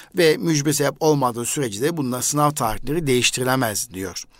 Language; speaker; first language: Turkish; native; Turkish